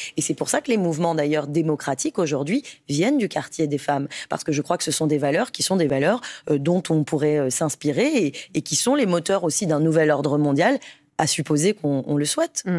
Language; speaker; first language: French; early bilingual, other home language; Persian